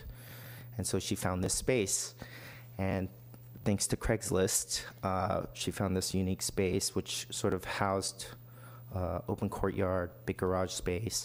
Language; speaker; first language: English; native; English